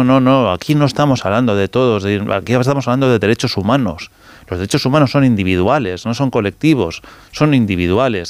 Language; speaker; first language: Spanish; native; Spanish